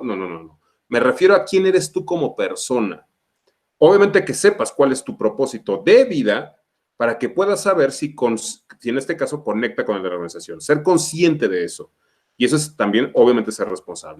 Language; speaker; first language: Spanish; native; Spanish